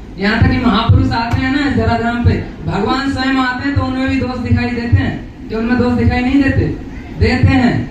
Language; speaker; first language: Hindi; native; Hindi